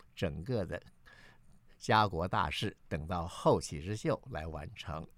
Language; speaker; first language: Chinese; native; Chinese